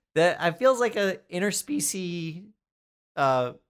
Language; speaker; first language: English; native; English